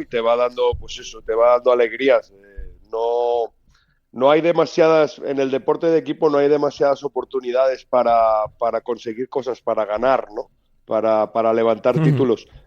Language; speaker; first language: Spanish; native; Spanish